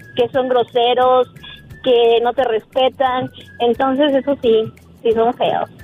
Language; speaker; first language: Spanish; native; Spanish